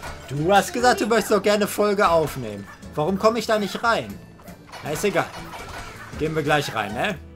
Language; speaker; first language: German; native; German